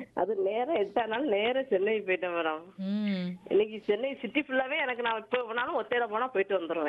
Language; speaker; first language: Tamil; native; Tamil